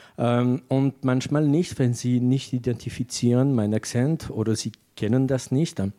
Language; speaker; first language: German; non-native, fluent; French